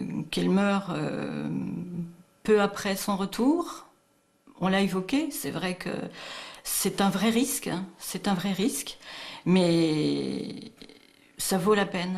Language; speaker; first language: French; native; French